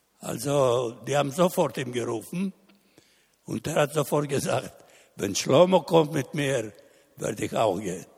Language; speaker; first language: German; non-native, learner; Italian